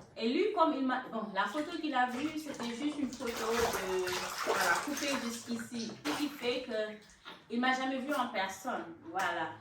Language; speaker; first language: French; non-native, local second language; Wolof